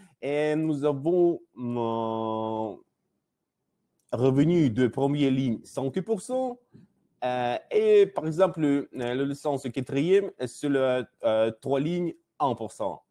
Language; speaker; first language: French; non-native, learner; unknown